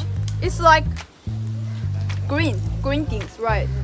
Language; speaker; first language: English; non-native, learner; Korean